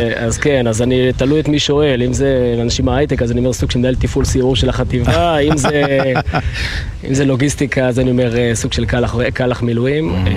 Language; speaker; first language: Hebrew; native; Hebrew